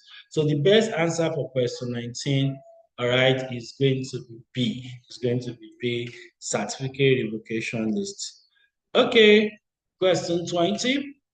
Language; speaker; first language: English; non-native, local second language; Yoruba